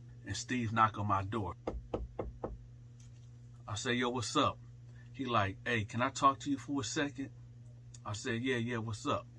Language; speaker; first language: English; native; English